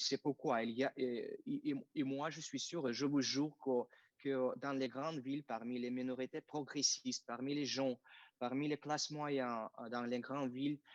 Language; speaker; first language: French; non-native, fluent; Russian